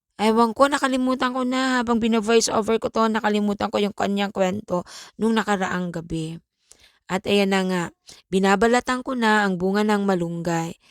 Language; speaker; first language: Filipino; native; Filipino